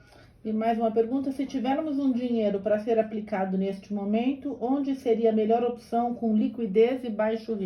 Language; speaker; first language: Portuguese; native; Portuguese